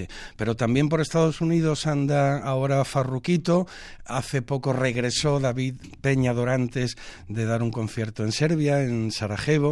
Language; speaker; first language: Spanish; native; Spanish